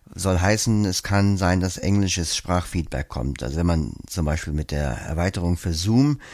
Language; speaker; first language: German; native; German